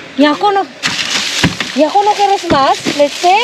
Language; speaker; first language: Spanish; non-native, fluent; Filipino